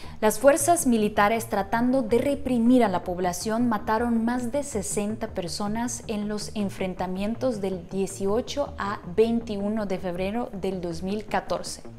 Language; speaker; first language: Spanish; non-native, fluent; Ukrainian